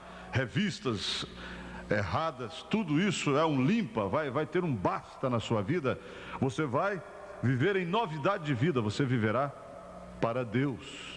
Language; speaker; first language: Portuguese; native; Portuguese